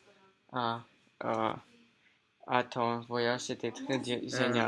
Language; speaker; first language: French; non-native, learner; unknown